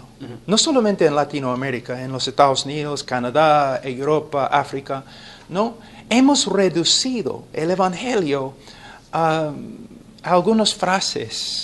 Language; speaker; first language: Spanish; non-native, fluent; English